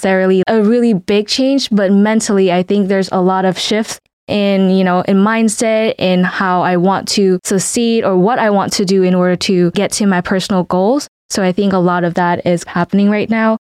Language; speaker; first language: English; non-native, fluent; Vietnamese